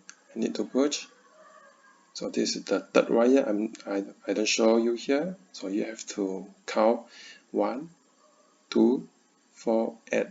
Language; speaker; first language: English; non-native, learner; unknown